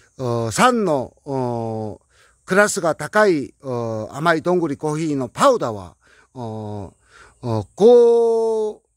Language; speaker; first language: Japanese; non-native, learner; Korean